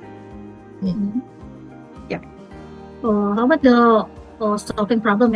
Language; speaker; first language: English; non-native, fluent; Indonesian